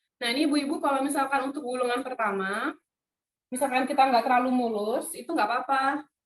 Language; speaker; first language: Indonesian; native; Indonesian